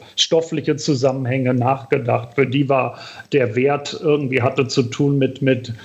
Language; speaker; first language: German; native; German